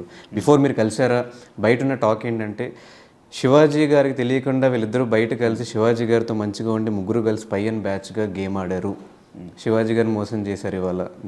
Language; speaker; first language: Telugu; native; Telugu